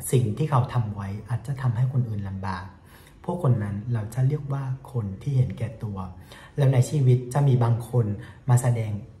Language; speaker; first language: Thai; non-native, fluent; Vietnamese